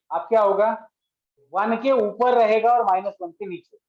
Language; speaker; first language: Hindi; non-native, local second language; Marathi